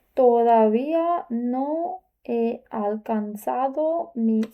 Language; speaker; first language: Spanish; non-native, learner; English